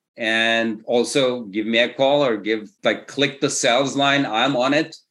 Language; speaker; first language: English; non-native, fluent; Turkish